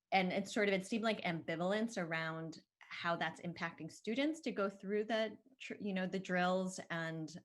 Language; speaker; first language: English; native; English